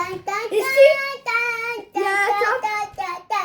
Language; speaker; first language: French; native; French